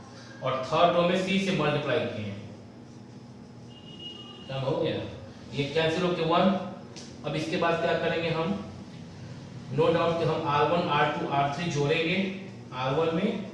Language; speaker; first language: Hindi; native; Hindi